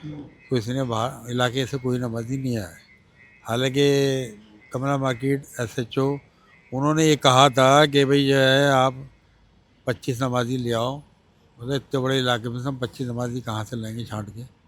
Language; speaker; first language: Hindi; native; Hindi